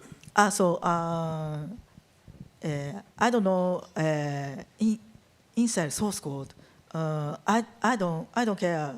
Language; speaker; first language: English; non-native, learner; Japanese